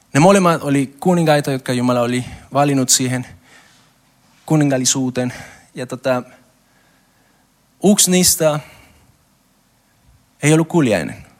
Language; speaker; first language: Finnish; non-native, learner; Spanish